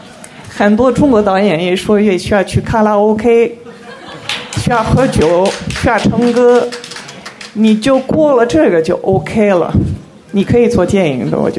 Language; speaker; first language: Chinese; non-native, fluent; Italian